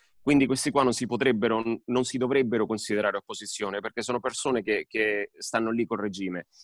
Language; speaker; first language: Italian; early bilingual, heritage; Spanish